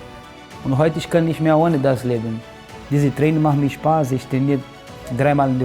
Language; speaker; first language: German; non-native, learner; Portuguese